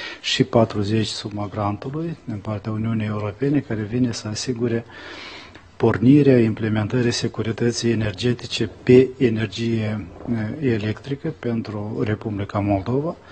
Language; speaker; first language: Romanian; native; Romanian